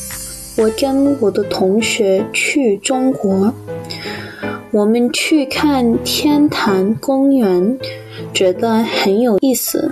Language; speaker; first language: Chinese; non-native, learner; English